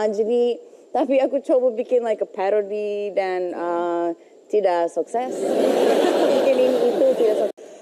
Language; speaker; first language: Indonesian; non-native, fluent; English